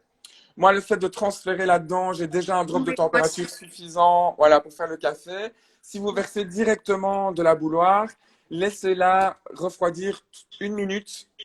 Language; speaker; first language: French; native; French